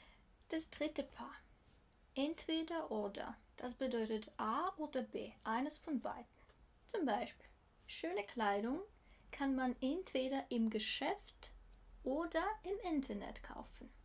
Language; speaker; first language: German; non-native, fluent; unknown